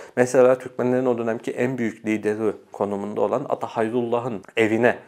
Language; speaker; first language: Turkish; early bilingual, heritage; Arabic